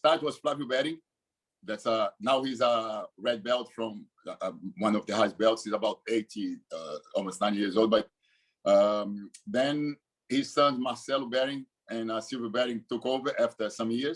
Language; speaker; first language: English; non-native, fluent; Portuguese